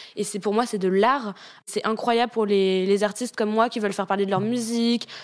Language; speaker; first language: French; native; French